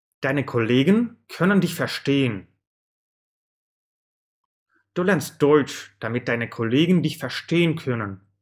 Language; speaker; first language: German; non-native, fluent; Russian